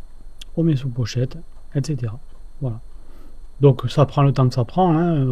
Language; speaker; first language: French; native; French